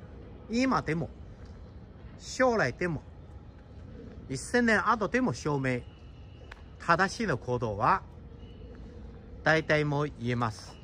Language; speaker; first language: Japanese; non-native, fluent; Chinese